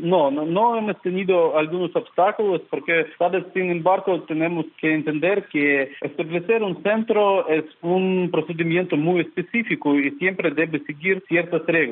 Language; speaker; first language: Spanish; non-native, fluent; Russian